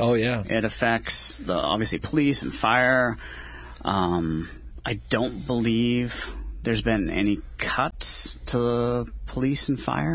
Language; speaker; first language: English; native; English